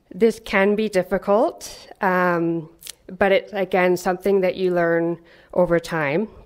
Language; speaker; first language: English; native; English